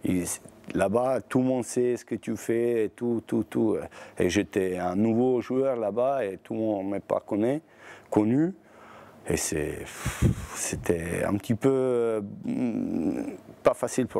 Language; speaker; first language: French; non-native, learner; Bosnian